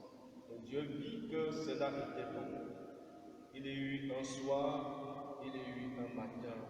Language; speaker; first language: French; native; French